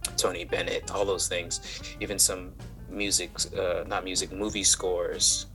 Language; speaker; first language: English; native; English